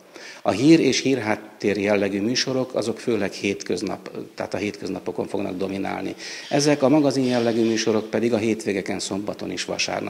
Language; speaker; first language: Hungarian; native; Hungarian